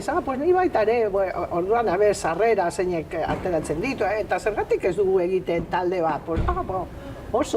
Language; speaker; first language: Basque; non-native, learner; Spanish